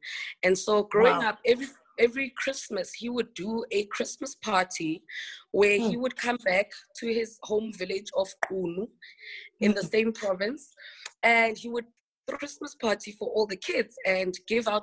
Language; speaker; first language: English; non-native, local second language; Xhosa